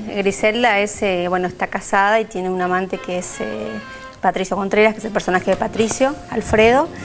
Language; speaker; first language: Spanish; native; Spanish